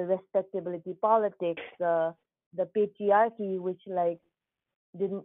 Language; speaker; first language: English; non-native, local second language; Nepali